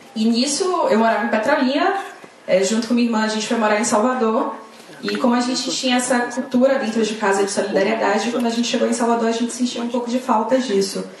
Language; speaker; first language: Portuguese; native; Portuguese